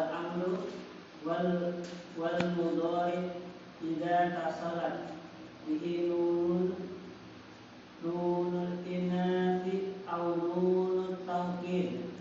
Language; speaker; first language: Arabic; non-native, learner; Indonesian